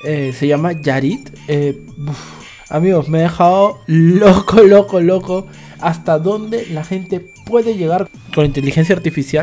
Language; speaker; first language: Spanish; native; Spanish